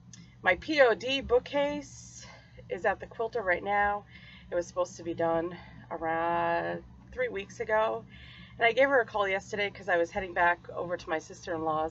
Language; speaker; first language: English; native; English